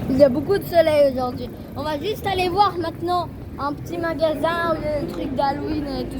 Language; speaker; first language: French; early bilingual, other home language; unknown